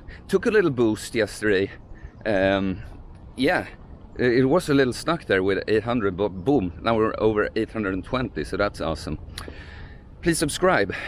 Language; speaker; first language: English; non-native, fluent; Swedish